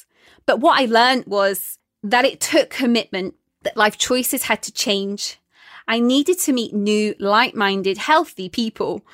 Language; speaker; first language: English; native; English